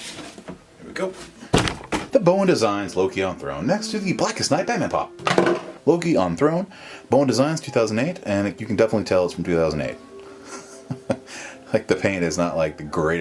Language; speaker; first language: English; native; English